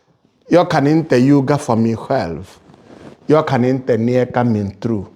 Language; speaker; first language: Swedish; non-native, fluent; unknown